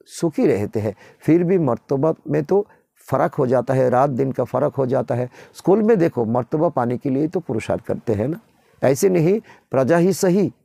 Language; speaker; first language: Hindi; non-native, local second language; Bangla